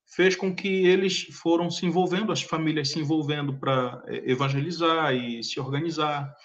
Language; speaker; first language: Portuguese; early bilingual, heritage; Portuguese